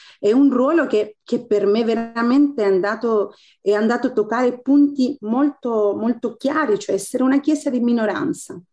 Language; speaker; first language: Italian; non-native, fluent; Spanish